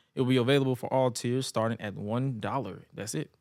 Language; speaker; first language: English; native; English